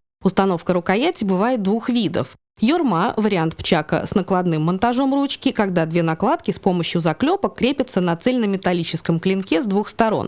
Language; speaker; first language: Russian; native; Russian